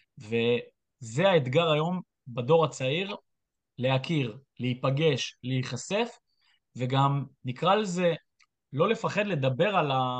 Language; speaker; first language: Hebrew; native; Hebrew